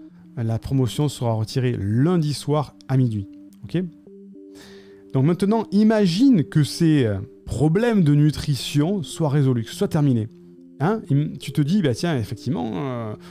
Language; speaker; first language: French; native; French